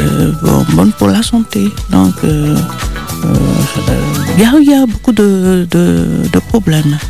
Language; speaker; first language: French; non-native, local second language; Malagasy